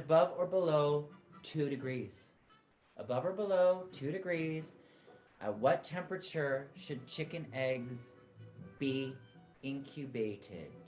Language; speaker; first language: English; native; English